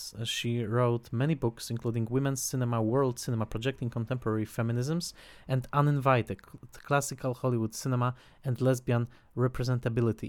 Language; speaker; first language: English; non-native, fluent; Polish